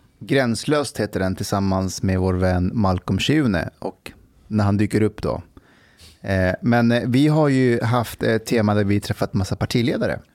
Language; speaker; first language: Swedish; early bilingual, other home language; Persian